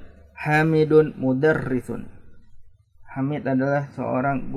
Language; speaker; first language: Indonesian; native; Indonesian